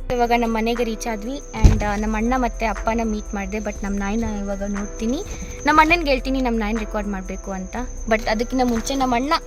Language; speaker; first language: Kannada; native; Kannada